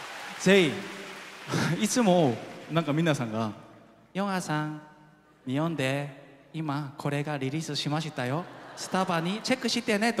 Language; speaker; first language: Japanese; non-native, fluent; Korean